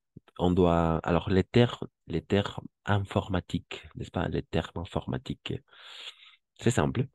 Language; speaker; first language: French; non-native, fluent; Spanish